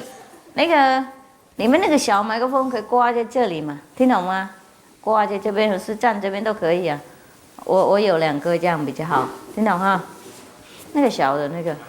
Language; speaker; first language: Chinese; non-native, fluent; Vietnamese